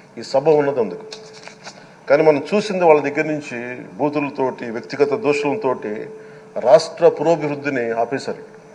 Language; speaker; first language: Telugu; native; Telugu